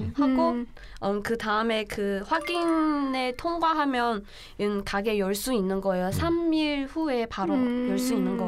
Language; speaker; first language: Korean; non-native, learner; Chinese